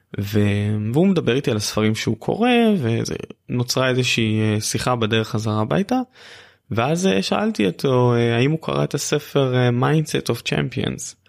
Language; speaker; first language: Hebrew; native; Hebrew